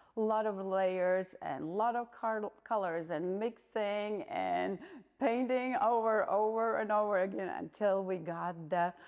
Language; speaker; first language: English; non-native, fluent; Latvian